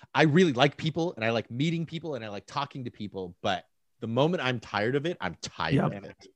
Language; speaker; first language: English; native; English